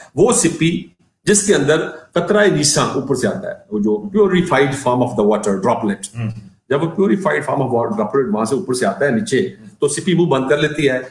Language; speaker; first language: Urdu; non-native, local second language; Punjabi